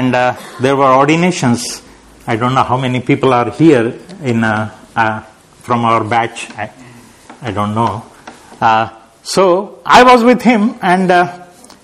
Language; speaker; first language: English; non-native, local second language; Marathi